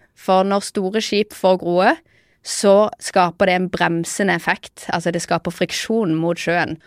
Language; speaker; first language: Norwegian; native; Norwegian